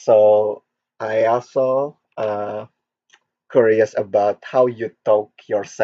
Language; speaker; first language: English; non-native, learner; Korean